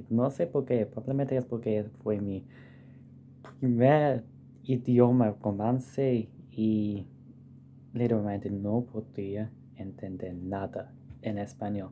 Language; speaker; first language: Spanish; non-native, fluent; English